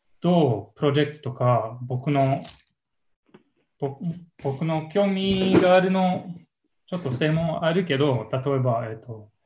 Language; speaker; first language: Japanese; non-native, learner; English